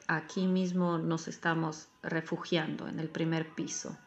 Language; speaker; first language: Spanish; non-native, fluent; Ukrainian